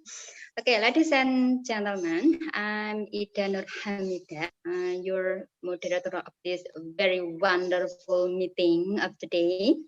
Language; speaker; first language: English; non-native, fluent; Indonesian